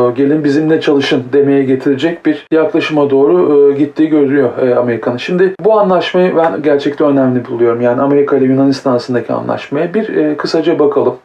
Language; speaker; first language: Turkish; native; Turkish